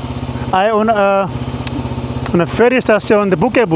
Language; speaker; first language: Spanish; non-native, learner; Urdu